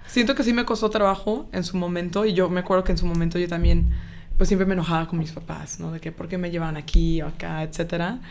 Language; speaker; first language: Spanish; native; Spanish